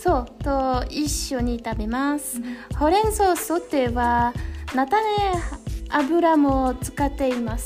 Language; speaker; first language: Japanese; non-native, learner; French